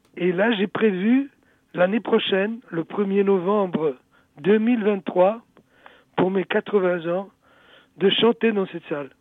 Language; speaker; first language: French; early bilingual, other home language; Italian